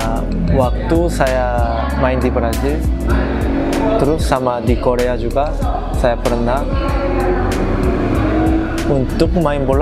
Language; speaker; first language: Indonesian; non-native, learner; Korean